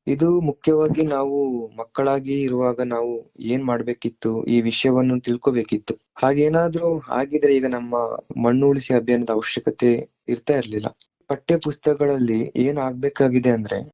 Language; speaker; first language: Kannada; native; Kannada